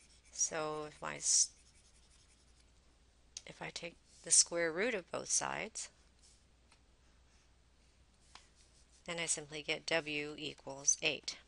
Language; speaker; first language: English; native; English